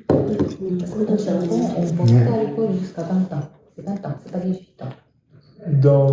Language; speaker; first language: French; non-native, fluent; Japanese